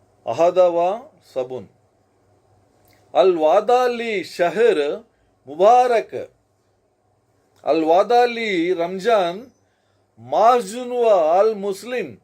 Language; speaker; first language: Arabic; non-native, learner; Telugu